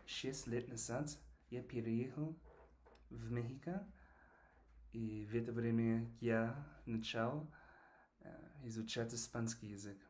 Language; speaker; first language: Russian; non-native, learner; English